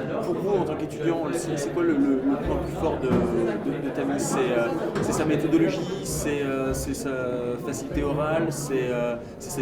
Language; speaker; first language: French; native; French